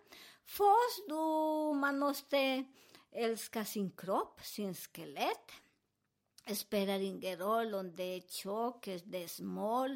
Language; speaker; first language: Swedish; non-native, learner; Spanish